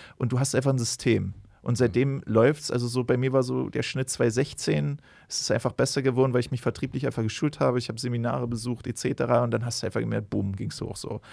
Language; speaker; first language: German; native; German